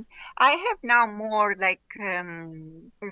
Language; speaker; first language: English; non-native, learner; Russian